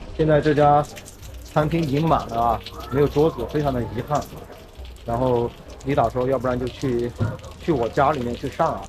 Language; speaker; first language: Chinese; native; Chinese